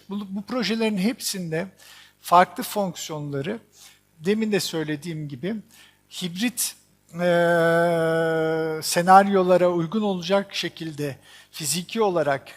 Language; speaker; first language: Turkish; native; Turkish